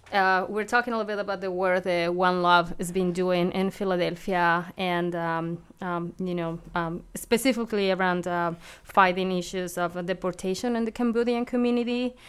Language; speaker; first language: English; non-native, fluent; Spanish